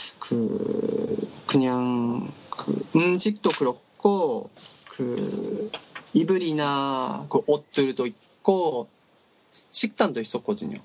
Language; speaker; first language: Korean; non-native, learner; Japanese